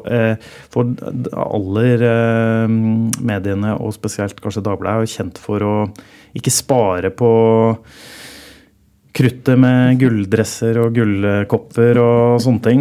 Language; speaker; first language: Norwegian; native; Norwegian